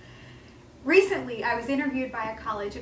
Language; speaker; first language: English; native; English